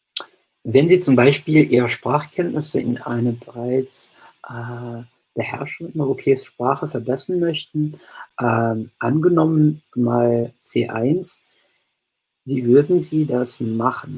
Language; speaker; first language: German; non-native, fluent; English